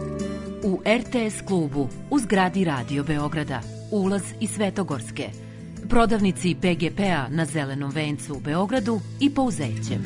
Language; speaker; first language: Serbian; native; Serbian